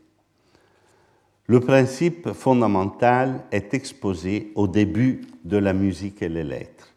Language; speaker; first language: French; non-native, fluent; Italian